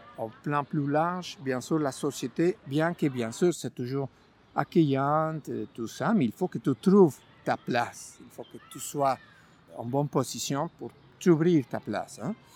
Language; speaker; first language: French; non-native, fluent; Spanish